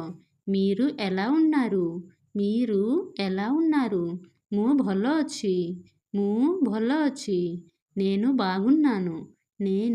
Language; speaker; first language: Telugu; non-native, fluent; Odia